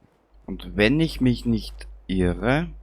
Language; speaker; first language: German; native; German